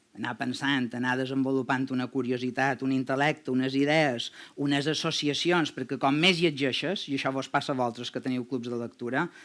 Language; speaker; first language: Catalan; native; Catalan